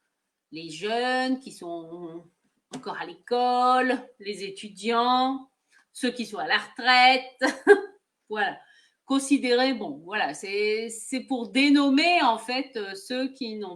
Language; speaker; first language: French; native; French